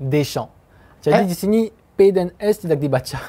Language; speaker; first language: Indonesian; non-native, fluent; French